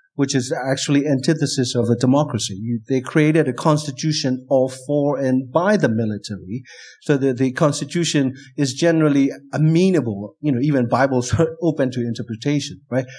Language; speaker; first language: English; non-native, fluent; Burmese